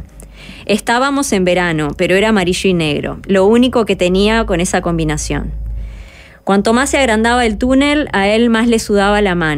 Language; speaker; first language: Spanish; native; Spanish